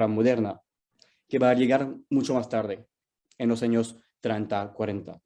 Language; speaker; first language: Spanish; non-native, fluent; French